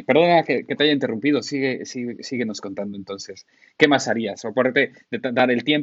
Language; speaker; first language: Spanish; native; Spanish